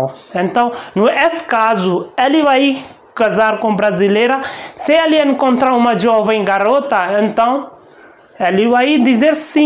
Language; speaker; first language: Portuguese; non-native, learner; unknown